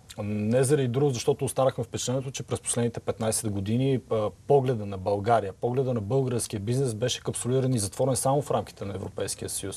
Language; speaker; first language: Bulgarian; native; Bulgarian